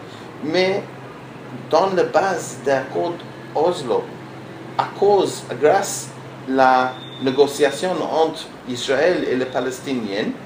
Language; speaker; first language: French; non-native, learner; Hebrew